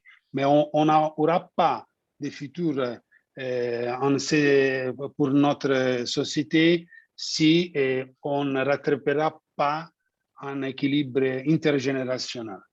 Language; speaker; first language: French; non-native, fluent; Italian